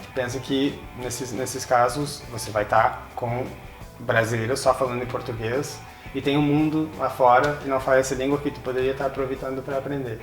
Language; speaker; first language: Portuguese; non-native, fluent; English